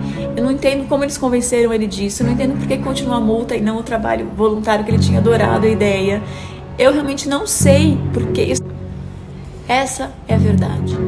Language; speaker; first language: Portuguese; native; Portuguese